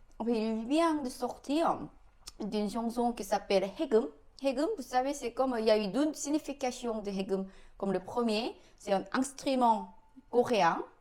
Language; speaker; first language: French; non-native, learner; Korean